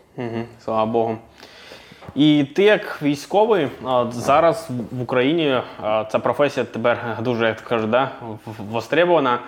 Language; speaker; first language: Ukrainian; non-native, local second language; Russian